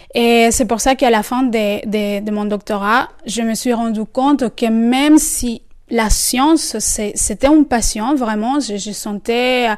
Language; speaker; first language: French; non-native, fluent; Spanish